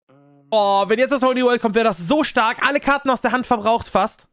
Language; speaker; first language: German; native; German